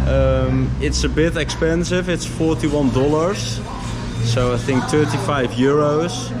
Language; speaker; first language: English; non-native, fluent; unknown